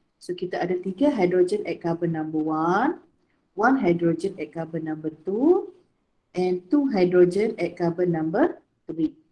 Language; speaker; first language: English; non-native, local second language; Malay